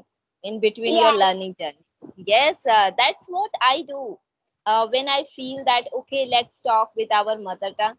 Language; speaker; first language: English; non-native, local second language; Hindi